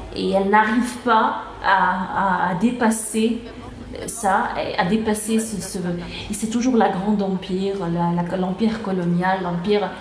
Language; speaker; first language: French; non-native, local second language; Arabic